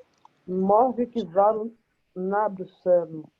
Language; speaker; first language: Dutch; non-native, learner; Portuguese